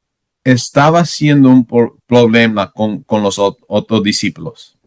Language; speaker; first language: Spanish; non-native, learner; English